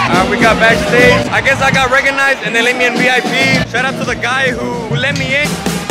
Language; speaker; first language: English; early bilingual, other home language; Spanish